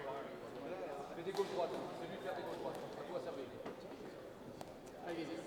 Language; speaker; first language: French; native; French